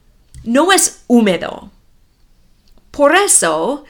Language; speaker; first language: Spanish; non-native, fluent; English